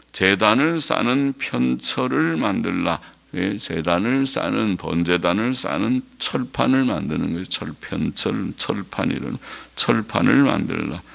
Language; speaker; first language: Korean; native; Korean